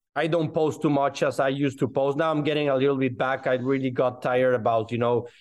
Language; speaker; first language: English; non-native, fluent; Spanish